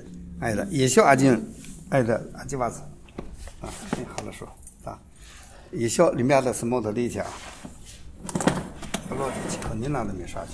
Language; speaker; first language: Russian; non-native, learner; Chinese